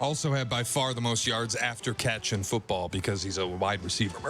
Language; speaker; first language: English; native; English